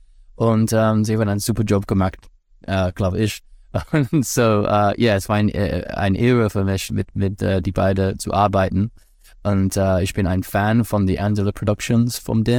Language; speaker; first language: German; non-native, learner; English